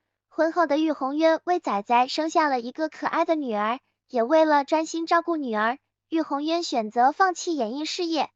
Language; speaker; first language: Chinese; native; Chinese